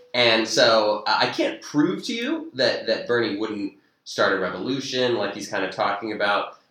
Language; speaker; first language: English; native; English